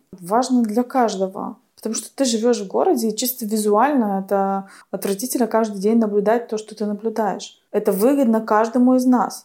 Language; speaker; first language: Russian; native; Russian